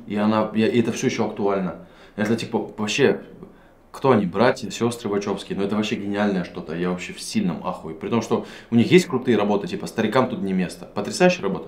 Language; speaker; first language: Russian; native; Russian